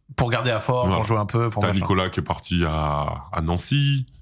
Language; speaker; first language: French; native; French